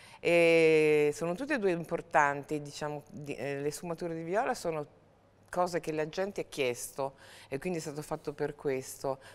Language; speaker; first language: Italian; native; Italian